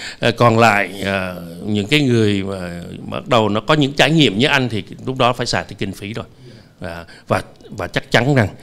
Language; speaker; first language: Vietnamese; native; Vietnamese